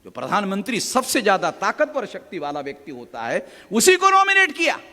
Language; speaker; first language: Hindi; non-native, local second language; Marathi